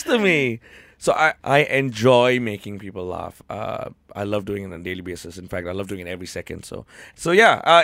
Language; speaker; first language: English; native; English